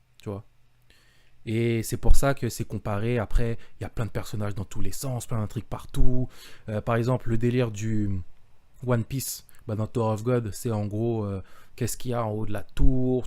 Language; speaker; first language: French; native; French